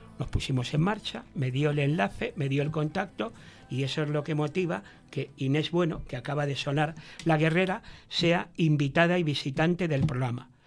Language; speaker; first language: Spanish; native; Spanish